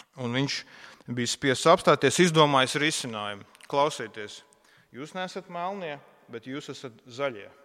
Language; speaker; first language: Latvian; non-native, local second language; Russian